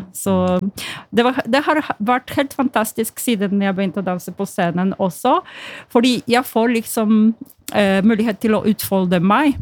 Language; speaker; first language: Norwegian; non-native, fluent; Polish